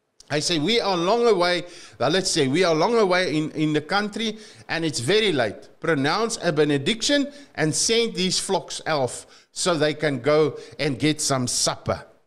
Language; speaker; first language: English; non-native, local second language; Afrikaans